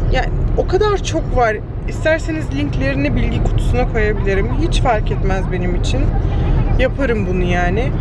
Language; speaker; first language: Turkish; early bilingual, heritage; Turkish